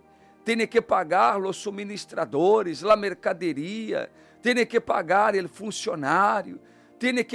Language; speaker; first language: Spanish; non-native, fluent; Portuguese